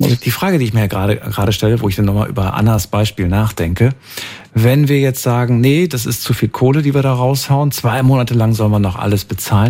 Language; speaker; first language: German; native; German